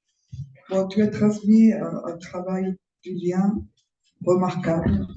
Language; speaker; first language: French; non-native, fluent; Spanish